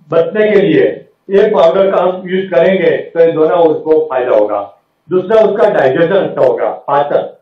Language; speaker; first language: Hindi; non-native, local second language; Gujarati